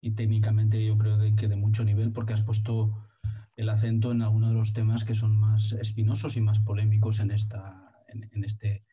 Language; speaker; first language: Spanish; non-native, local second language; Catalan